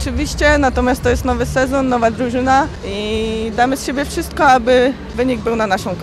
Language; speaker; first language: Polish; native; Polish